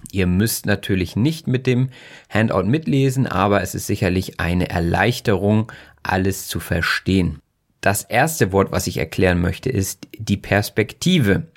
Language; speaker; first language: German; native; German